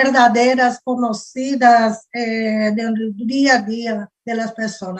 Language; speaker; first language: Spanish; non-native, fluent; Portuguese